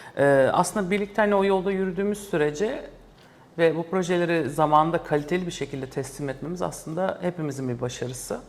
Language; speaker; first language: Turkish; early bilingual, heritage; Turkish